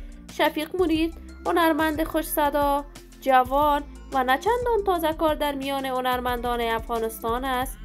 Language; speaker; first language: Persian; native; Persian